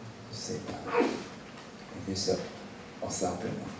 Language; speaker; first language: English; non-native, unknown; Chinese